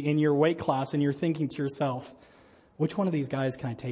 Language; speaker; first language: English; native; English